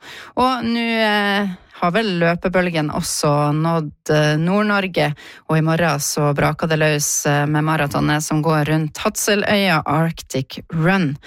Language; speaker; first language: Norwegian; native; Norwegian